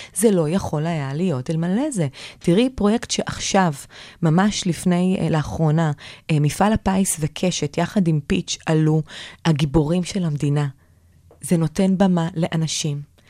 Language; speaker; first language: Hebrew; native; Hebrew